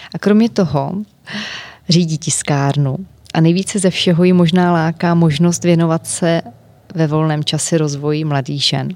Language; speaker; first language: Czech; native; Czech